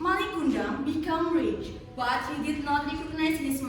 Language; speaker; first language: English; non-native, learner; Indonesian